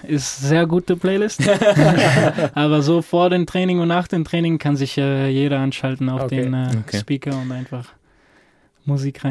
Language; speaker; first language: German; non-native, fluent; Croatian